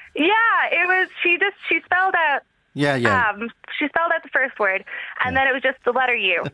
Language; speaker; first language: English; native; English